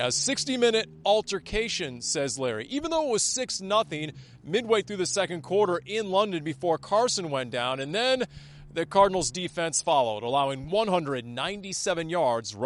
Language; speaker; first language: English; native; English